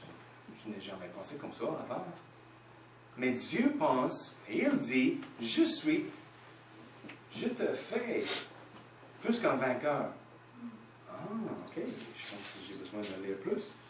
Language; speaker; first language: French; non-native, fluent; English